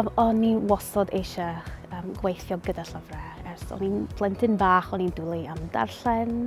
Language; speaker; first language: Welsh; non-native, local second language; English